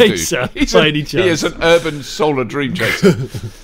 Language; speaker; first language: English; native; English